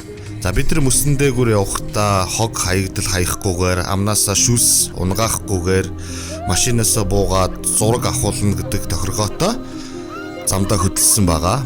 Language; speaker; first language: Mongolian; native; Mongolian